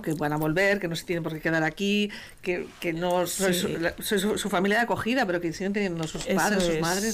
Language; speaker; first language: Spanish; native; Spanish